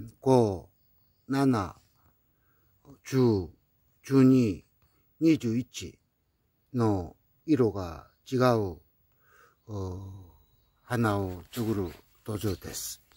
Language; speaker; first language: Japanese; non-native, learner; Korean